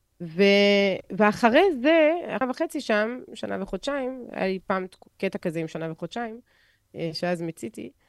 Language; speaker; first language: Hebrew; non-native, fluent; French